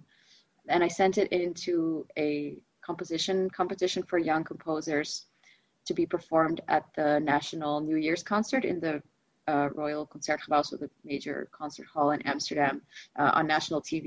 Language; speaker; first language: English; non-native, fluent; Russian